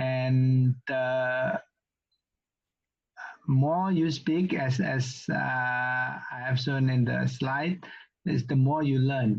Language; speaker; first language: English; non-native, local second language; Indonesian